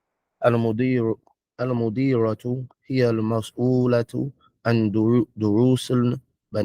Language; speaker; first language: Arabic; non-native, learner; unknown